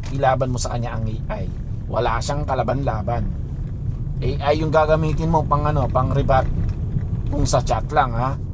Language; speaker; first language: Filipino; non-native, local second language; Pampanga